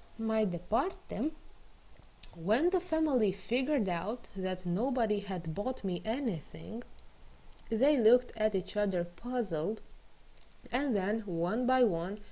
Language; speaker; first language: English; non-native, fluent; Romanian